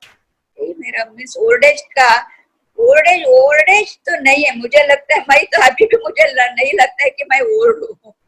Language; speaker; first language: Hindi; non-native, local second language; Kannada